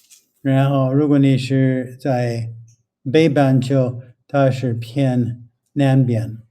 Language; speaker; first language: Chinese; non-native, fluent; English